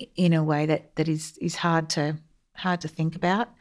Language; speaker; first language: English; native; English